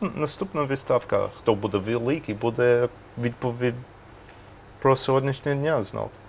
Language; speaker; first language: Ukrainian; non-native, learner; English